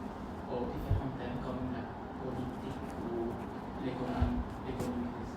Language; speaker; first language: French; non-native, learner; Khmer